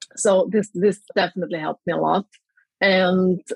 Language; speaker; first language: English; non-native, fluent; German